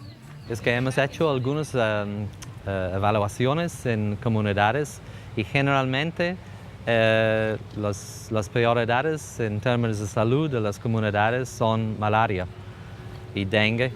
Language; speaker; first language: Spanish; non-native, fluent; English